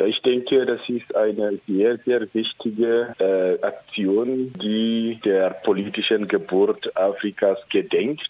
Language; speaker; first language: German; non-native, local second language; French